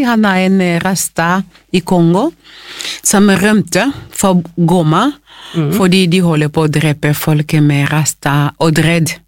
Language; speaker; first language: Norwegian; non-native, fluent; Lingala